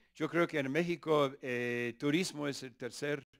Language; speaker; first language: Spanish; early bilingual, other home language; English